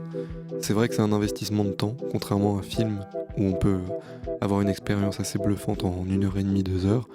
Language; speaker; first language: French; native; French